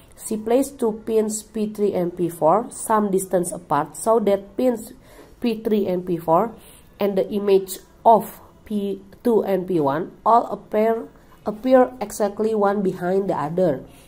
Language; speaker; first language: English; non-native, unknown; Indonesian